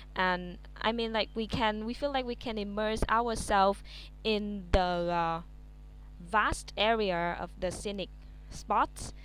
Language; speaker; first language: English; non-native, fluent; Vietnamese